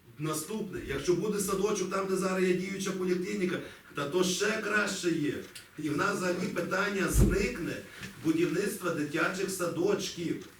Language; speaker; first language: Ukrainian; native; Ukrainian